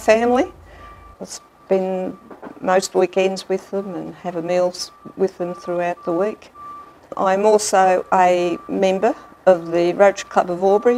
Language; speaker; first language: English; native; English